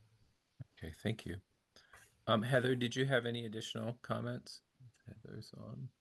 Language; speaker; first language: English; native; English